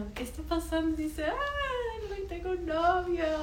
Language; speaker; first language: Spanish; early bilingual, heritage; Spanish